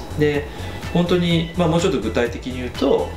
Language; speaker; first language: Japanese; native; Japanese